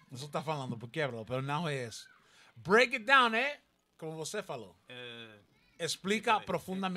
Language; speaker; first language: Portuguese; non-native, learner; Spanish